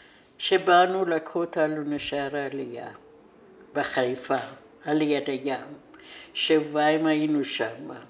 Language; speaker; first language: Hebrew; non-native, fluent; Persian